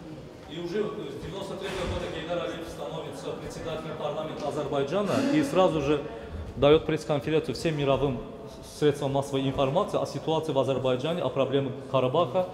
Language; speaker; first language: Russian; non-native, fluent; Azerbaijani